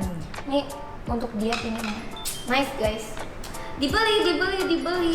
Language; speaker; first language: Indonesian; early bilingual, other home language; Japanese